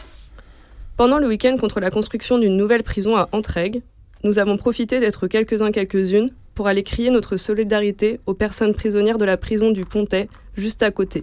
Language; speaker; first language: French; native; French